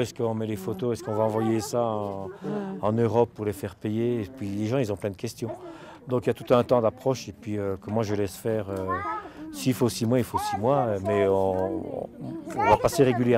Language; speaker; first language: French; native; French